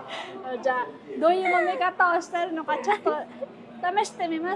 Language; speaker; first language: Japanese; non-native, fluent; Filipino